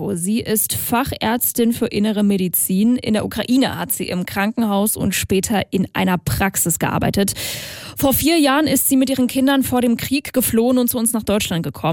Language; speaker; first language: German; native; German